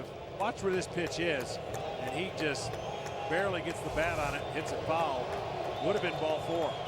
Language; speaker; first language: English; native; English